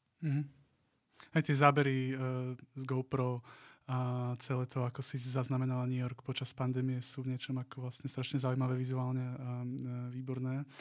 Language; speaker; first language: Slovak; native; Slovak